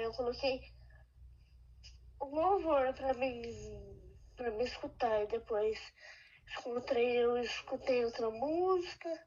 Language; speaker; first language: Portuguese; early bilingual, heritage; Portuguese